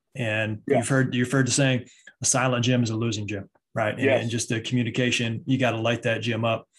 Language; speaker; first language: English; native; English